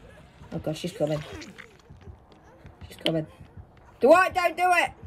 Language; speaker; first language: English; native; English